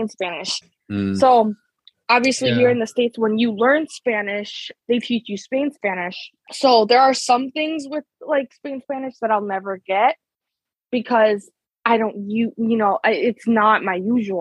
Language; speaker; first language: English; early bilingual, other home language; Spanish